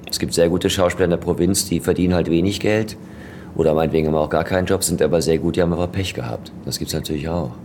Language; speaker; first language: German; native; German